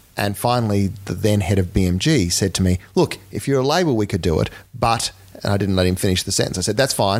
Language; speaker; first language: English; native; English